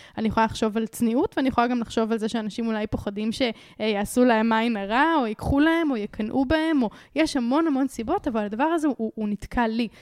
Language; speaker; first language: Hebrew; native; Hebrew